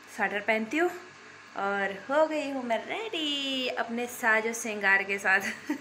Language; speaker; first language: Hindi; native; Hindi